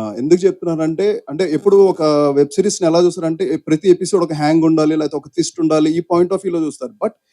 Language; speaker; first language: Telugu; native; Telugu